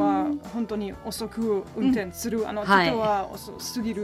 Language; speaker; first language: Japanese; non-native, learner; German